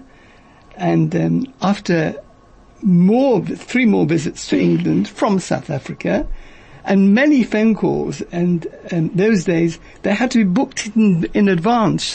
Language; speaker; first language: English; native; English